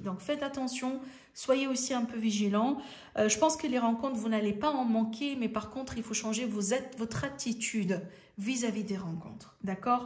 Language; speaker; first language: French; native; French